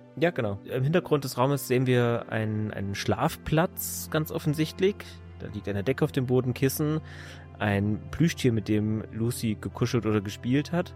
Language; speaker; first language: German; native; German